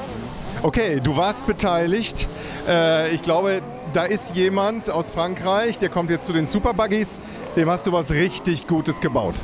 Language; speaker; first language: German; native; German